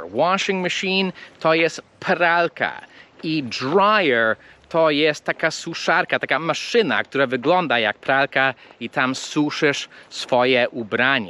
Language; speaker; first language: Polish; non-native, fluent; English